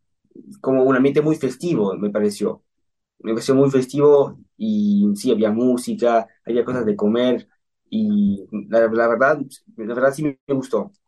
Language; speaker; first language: Spanish; early bilingual, heritage; Spanish